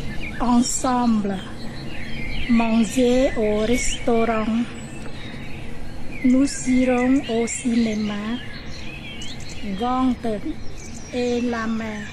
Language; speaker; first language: French; non-native, learner; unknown